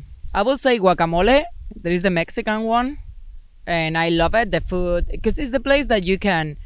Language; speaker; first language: English; non-native, fluent; Spanish